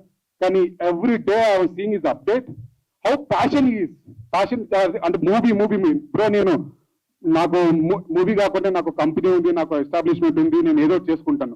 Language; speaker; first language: Telugu; native; Telugu